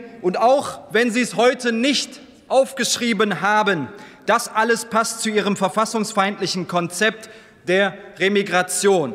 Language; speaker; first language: German; early bilingual, other home language; Turkish